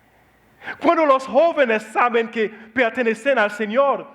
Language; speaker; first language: Spanish; non-native, learner; Haitian Creole